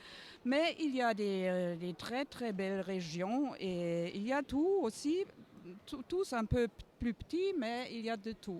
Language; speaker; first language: French; non-native, fluent; German